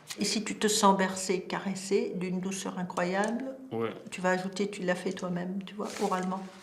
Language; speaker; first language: French; native; French